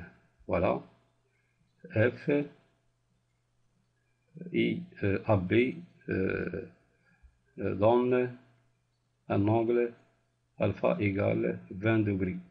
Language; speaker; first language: French; non-native, local second language; Arabic